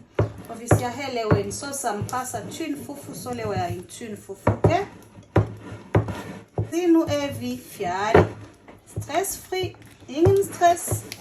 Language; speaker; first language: Danish; non-native, fluent; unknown